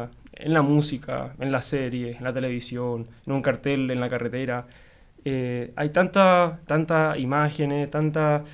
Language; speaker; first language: Spanish; native; Spanish